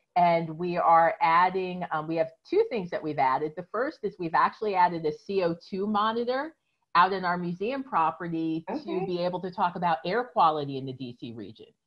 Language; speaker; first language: English; native; English